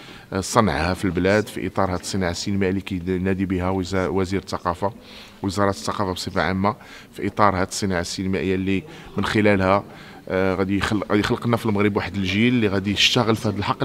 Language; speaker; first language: Arabic; native; Arabic